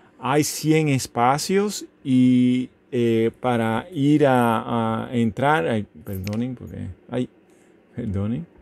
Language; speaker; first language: Spanish; native; Spanish